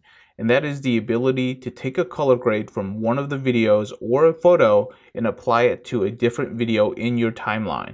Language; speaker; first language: English; native; English